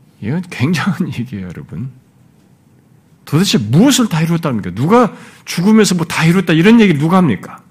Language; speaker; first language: Korean; native; Korean